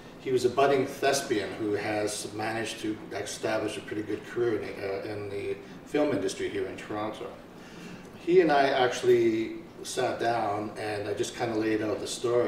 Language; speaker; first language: English; early bilingual, other home language; Ukrainian